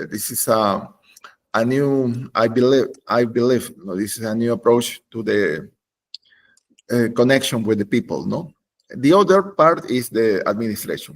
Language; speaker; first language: English; non-native, learner; Spanish